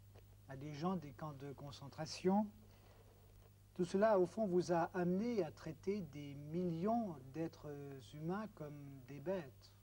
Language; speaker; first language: French; native; French